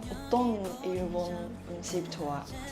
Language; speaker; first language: Korean; non-native, learner; Japanese